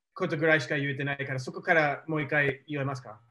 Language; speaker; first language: Japanese; non-native, fluent; English